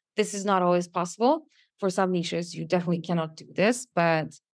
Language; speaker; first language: English; non-native, fluent; Serbian